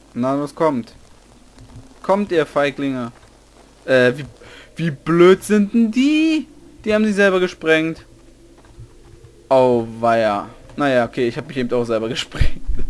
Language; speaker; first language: German; native; German